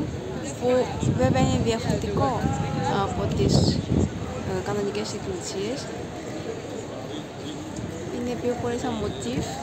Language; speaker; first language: Greek; non-native, fluent; Japanese